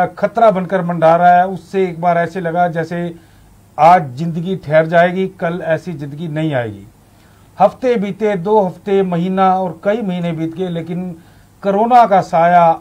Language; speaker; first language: Hindi; native; Hindi